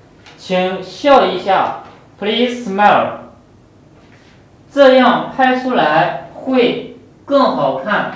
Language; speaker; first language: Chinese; non-native, fluent; Urdu